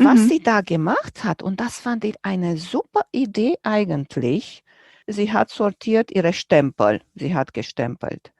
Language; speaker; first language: German; non-native, fluent; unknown